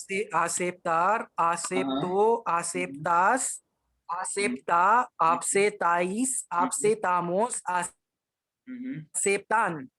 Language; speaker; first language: Spanish; non-native, learner; Hindi